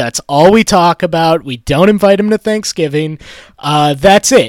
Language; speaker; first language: English; native; English